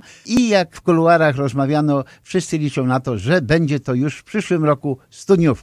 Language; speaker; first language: Polish; native; Polish